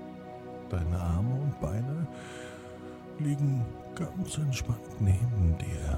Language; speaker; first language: German; native; German